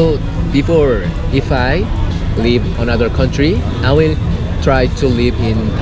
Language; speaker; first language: English; non-native, learner; Korean